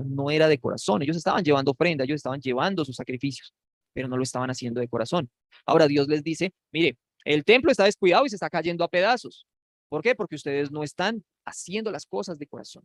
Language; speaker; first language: Spanish; native; Spanish